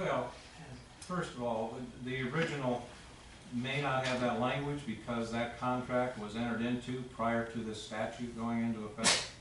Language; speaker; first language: English; native; English